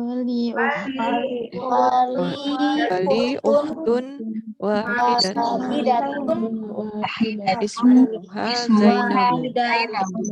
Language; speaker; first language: Arabic; non-native, learner; Indonesian